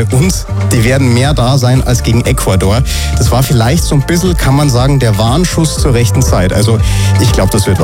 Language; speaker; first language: German; native; German